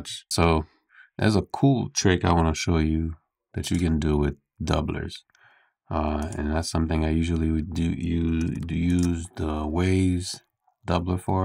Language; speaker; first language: English; native; English